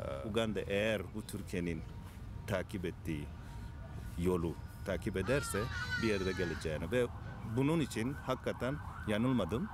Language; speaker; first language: Turkish; non-native, fluent; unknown